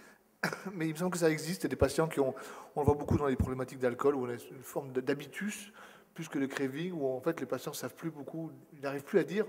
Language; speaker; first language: French; native; French